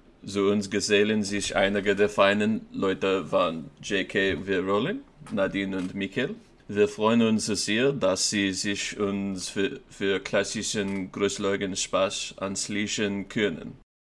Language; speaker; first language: German; non-native, learner; English